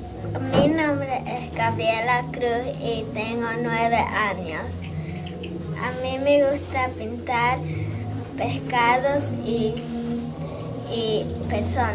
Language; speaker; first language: Spanish; early bilingual, other home language; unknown